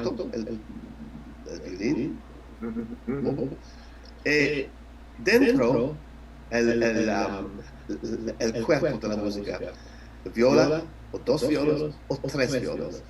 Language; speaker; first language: Spanish; non-native, learner; English